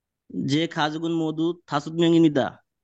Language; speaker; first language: Korean; non-native, learner; Bangla